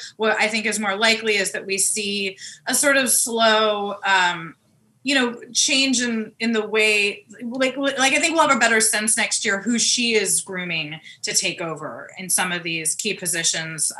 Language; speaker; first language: English; native; English